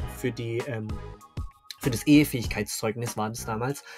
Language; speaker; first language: German; native; German